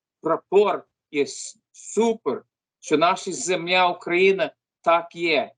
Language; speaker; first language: Ukrainian; early bilingual, heritage; English